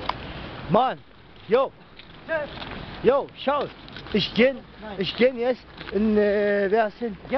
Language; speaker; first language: German; non-native, learner; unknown